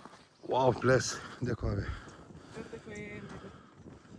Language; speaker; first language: Hindi; non-native, local second language; Tibetan